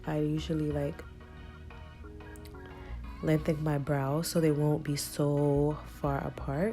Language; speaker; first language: English; native; English